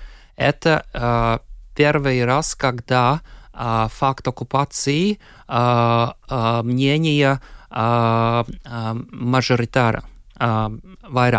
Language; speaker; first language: Russian; non-native, local second language; Latvian